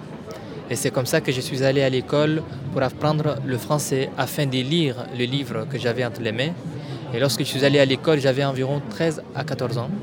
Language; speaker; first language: French; non-native, local second language; Tamasheq